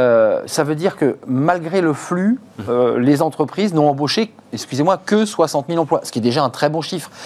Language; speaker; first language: French; native; French